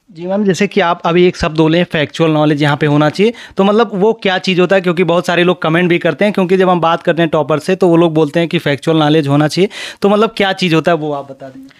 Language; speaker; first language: Hindi; native; Hindi